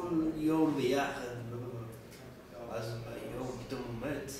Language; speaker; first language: Hebrew; non-native, learner; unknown